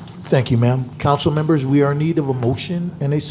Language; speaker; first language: English; native; English